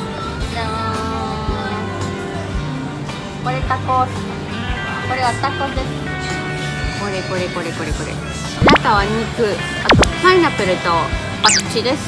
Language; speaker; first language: Japanese; non-native, fluent; Spanish